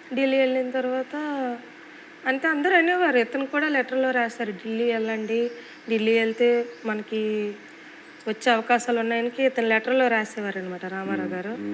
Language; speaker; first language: Telugu; native; Telugu